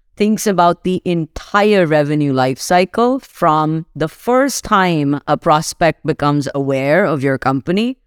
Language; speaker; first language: English; non-native, local second language; Urdu